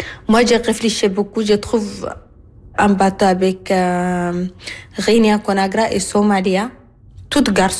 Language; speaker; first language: French; non-native, learner; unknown